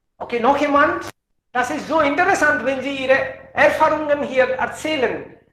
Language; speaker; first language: German; non-native, fluent; Hindi